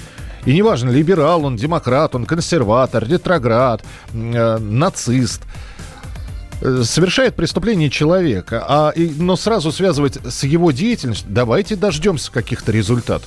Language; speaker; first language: Russian; native; Russian